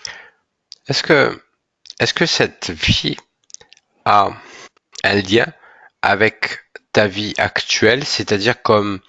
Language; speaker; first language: French; native; French